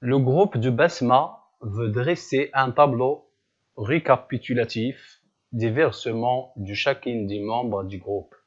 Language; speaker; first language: French; non-native, local second language; Arabic